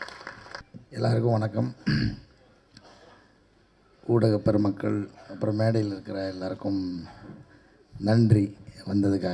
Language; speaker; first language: Tamil; native; Tamil